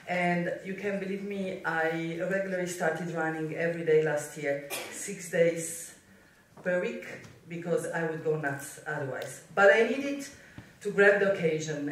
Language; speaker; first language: English; non-native, fluent; Slovenian